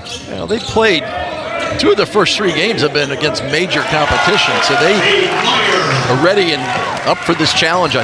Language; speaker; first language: English; native; English